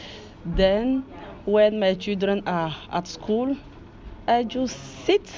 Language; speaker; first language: English; non-native, fluent; French